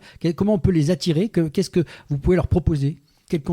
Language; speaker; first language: French; native; French